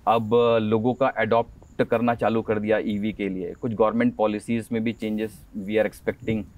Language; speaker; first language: Hindi; native; Hindi